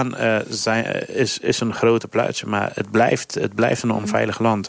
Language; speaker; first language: Dutch; non-native, fluent; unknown